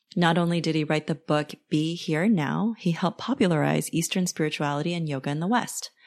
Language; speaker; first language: English; native; English